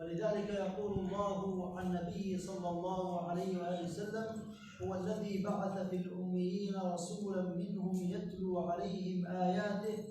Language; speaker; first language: Arabic; native; Arabic